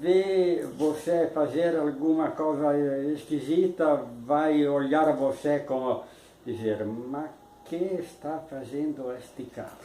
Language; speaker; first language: Portuguese; non-native, fluent; Italian